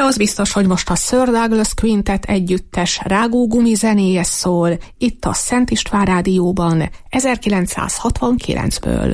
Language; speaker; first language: Hungarian; native; Hungarian